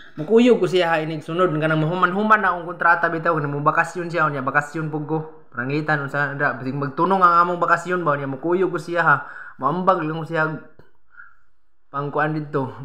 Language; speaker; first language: Cebuano; non-native, local second language; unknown